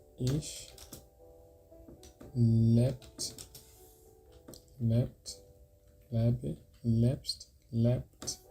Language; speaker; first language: German; non-native, learner; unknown